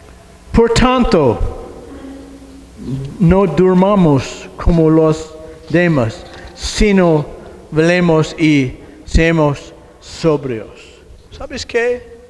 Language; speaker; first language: Spanish; non-native, learner; English